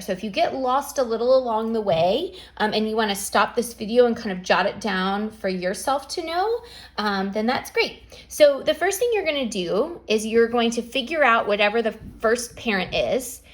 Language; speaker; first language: English; native; English